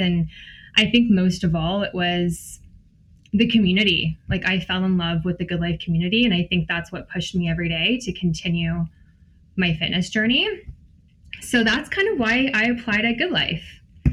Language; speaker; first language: English; native; English